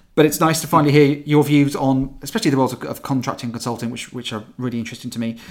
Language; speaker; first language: English; native; English